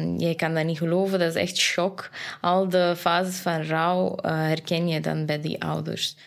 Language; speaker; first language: Dutch; non-native, fluent; Persian